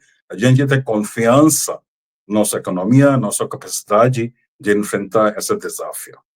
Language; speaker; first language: Portuguese; non-native, fluent; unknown